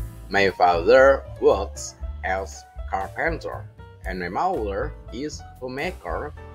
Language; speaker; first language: English; non-native, fluent; Indonesian